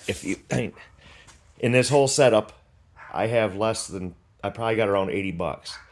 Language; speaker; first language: English; native; English